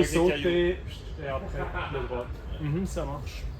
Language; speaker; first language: French; native; French